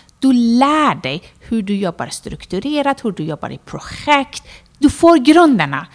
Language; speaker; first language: Swedish; non-native, fluent; Persian